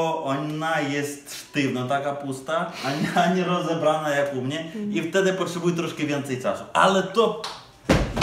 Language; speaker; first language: Polish; non-native, fluent; Ukrainian